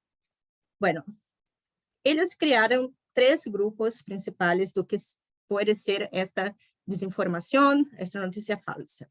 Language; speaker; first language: Spanish; non-native, fluent; Portuguese